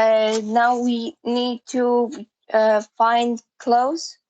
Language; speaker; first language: English; non-native, learner; Central Kurdish